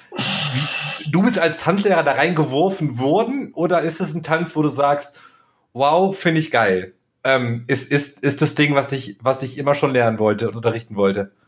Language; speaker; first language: German; native; German